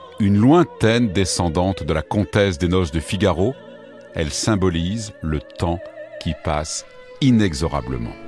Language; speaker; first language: French; native; French